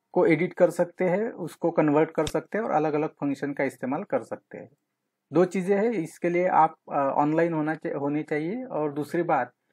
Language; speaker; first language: Hindi; non-native, local second language; Marathi